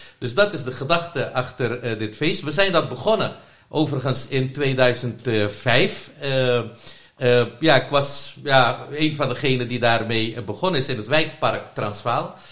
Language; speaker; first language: Dutch; non-native, local second language; Caribbean Hindustani